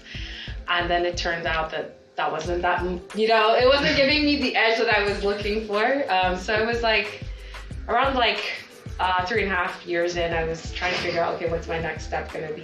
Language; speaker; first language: English; native; English